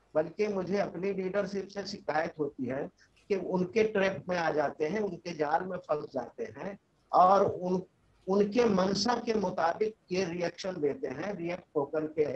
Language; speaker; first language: Hindi; native; Hindi